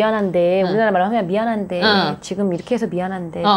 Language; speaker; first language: Korean; native; Korean